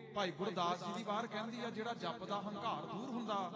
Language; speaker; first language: Punjabi; early bilingual, heritage; Punjabi